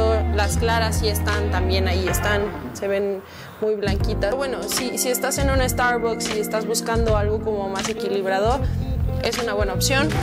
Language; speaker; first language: Spanish; native; Spanish